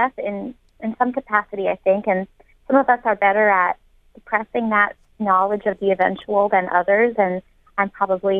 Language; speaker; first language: English; native; English